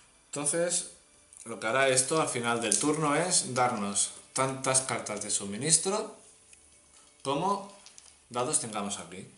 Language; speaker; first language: Spanish; native; Spanish